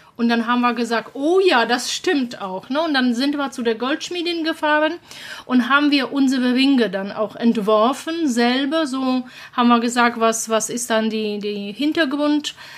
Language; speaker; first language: German; non-native, fluent; Polish